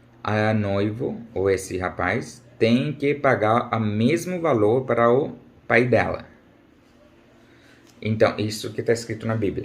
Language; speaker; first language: Portuguese; non-native, learner; Urdu